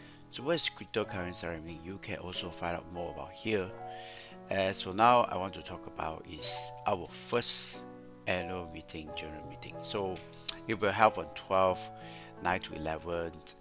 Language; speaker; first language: English; non-native, local second language; Chinese